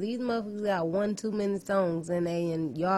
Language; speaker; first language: English; native; English